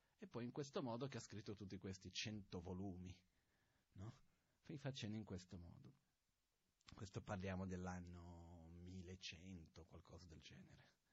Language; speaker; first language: Italian; non-native, fluent; Portuguese